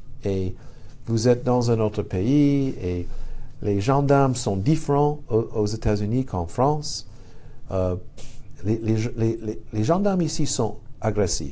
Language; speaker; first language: French; non-native, fluent; English